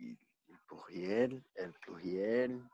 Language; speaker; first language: French; non-native, learner; Portuguese